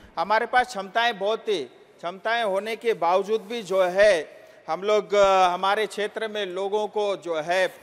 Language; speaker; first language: Hindi; non-native, local second language; Nepali